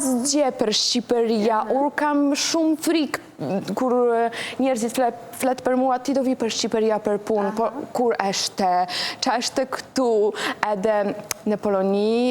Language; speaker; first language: Albanian; non-native, learner; Polish